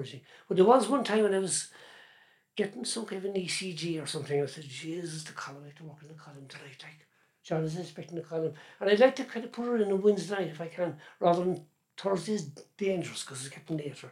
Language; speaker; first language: English; native; English